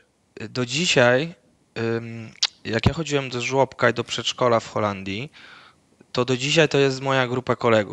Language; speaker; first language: Polish; early bilingual, other home language; Dutch